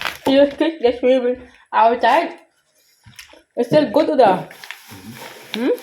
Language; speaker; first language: English; non-native, learner; Filipino